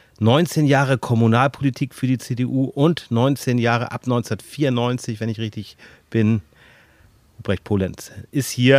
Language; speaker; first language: German; native; German